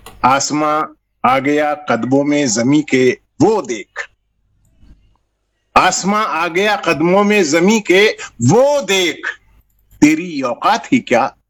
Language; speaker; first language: Hindi; native; Hindi